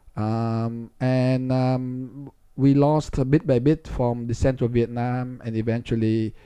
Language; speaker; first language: English; non-native, fluent; Vietnamese